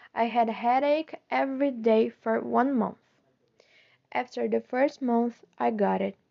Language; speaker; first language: English; non-native, learner; Chinese